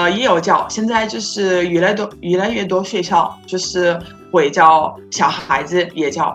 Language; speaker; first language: Chinese; non-native, fluent; Italian